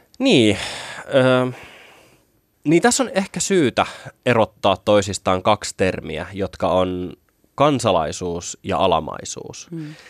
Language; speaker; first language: Finnish; native; Finnish